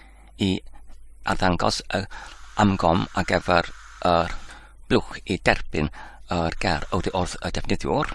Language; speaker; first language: Welsh; non-native, learner; Polish